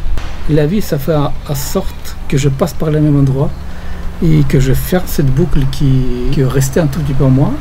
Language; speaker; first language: French; non-native, fluent; Russian